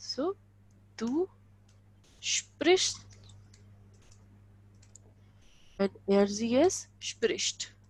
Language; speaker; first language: German; non-native, local second language; Hindi